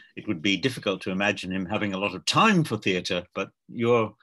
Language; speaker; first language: English; native; English